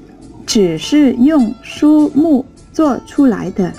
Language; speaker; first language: Chinese; non-native, fluent; Vietnamese